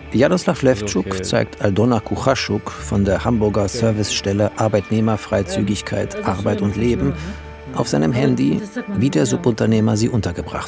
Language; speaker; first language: German; native; German